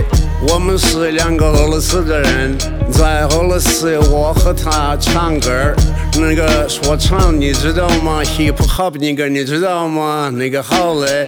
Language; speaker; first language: Chinese; non-native, learner; Russian